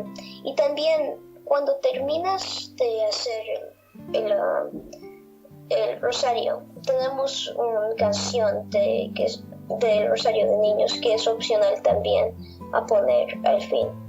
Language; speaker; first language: Spanish; non-native, fluent; English